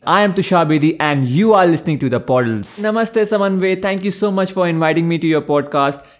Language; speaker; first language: English; non-native, local second language; Hindi